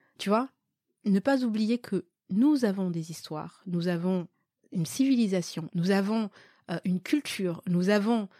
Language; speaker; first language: French; early bilingual, other home language; Malagasy